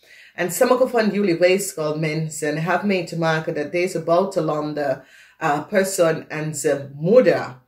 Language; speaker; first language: Dutch; non-native, fluent; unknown